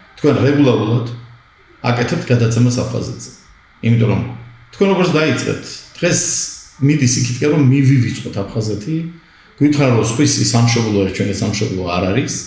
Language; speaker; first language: Georgian; native; Georgian